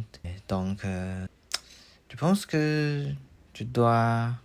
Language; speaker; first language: French; non-native, learner; Chinese